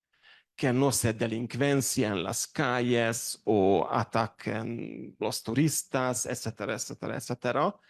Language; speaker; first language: Spanish; non-native, learner; Hungarian